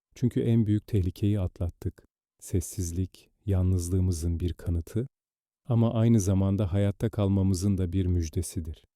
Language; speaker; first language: Turkish; native; Turkish